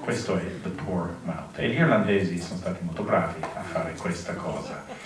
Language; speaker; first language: Italian; non-native, fluent; English